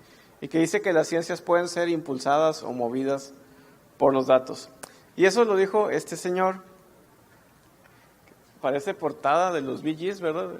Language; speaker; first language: Spanish; native; Spanish